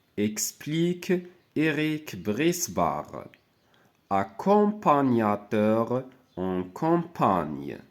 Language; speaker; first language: French; non-native, local second language; Arabic